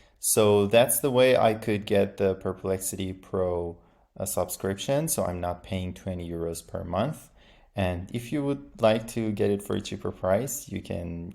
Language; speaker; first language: English; non-native, fluent; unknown